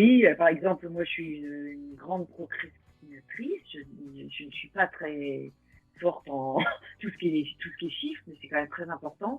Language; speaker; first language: French; native; French